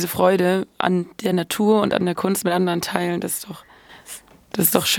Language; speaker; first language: German; native; German